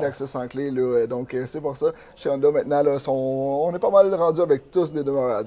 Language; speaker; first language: French; native; French